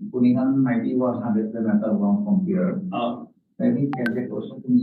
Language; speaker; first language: English; non-native, learner; Indonesian